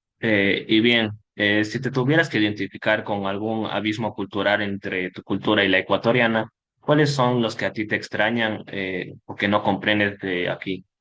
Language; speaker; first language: Spanish; early bilingual, other home language; Cantonese